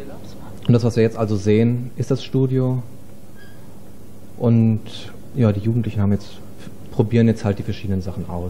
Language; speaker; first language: German; native; German